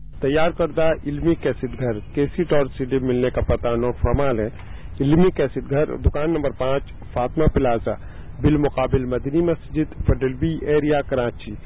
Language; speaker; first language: Urdu; non-native, local second language; Pashto